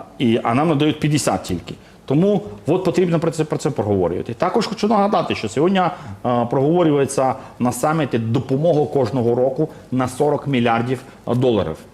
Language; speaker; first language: Ukrainian; native; Ukrainian